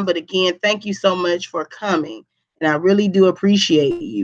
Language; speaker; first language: English; native; English